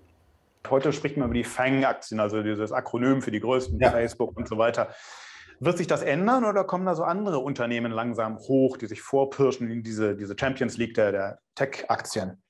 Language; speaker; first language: German; native; German